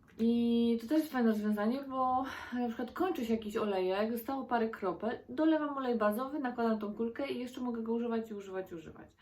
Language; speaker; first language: Polish; native; Polish